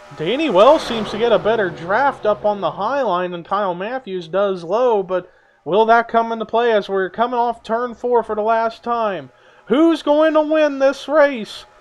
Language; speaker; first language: English; native; English